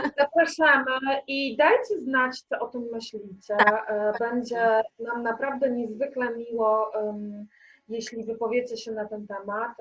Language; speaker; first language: Polish; native; Polish